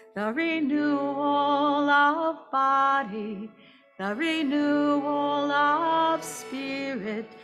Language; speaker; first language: English; native; English